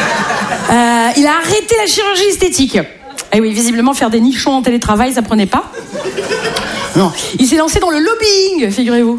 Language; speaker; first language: French; native; French